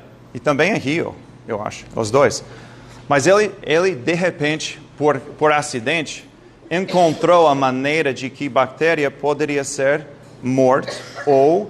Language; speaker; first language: Portuguese; non-native, fluent; English